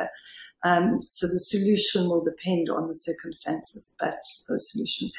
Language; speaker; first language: English; native; English